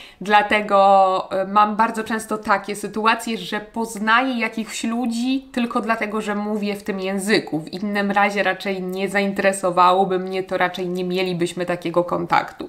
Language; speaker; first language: Polish; native; Polish